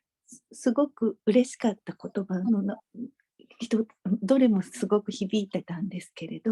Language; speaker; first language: Japanese; native; Japanese